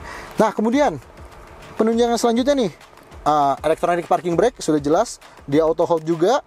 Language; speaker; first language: Indonesian; native; Indonesian